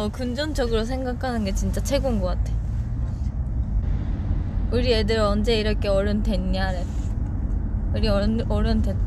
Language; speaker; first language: Korean; non-native, fluent; Japanese